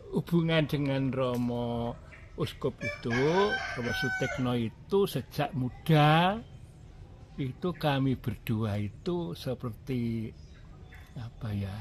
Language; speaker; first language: Indonesian; non-native, local second language; Javanese